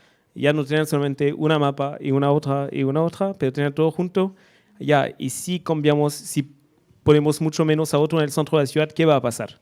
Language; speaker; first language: Spanish; non-native, fluent; French